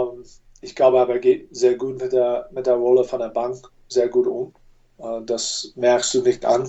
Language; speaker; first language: German; non-native, fluent; English